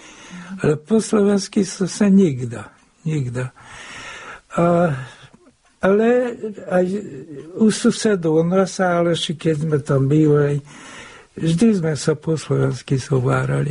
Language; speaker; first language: Slovak; non-native, local second language; Hungarian